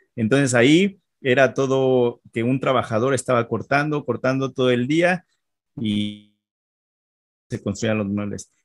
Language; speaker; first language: Spanish; native; Spanish